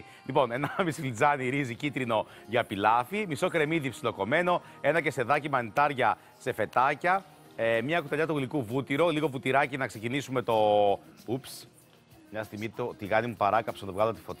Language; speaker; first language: Greek; native; Greek